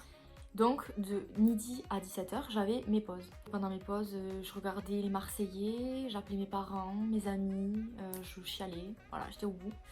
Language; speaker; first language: French; native; French